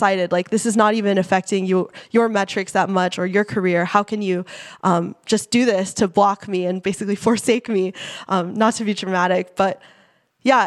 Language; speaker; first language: English; native; English